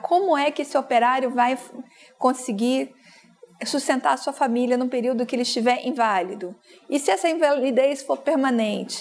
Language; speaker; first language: Portuguese; native; Portuguese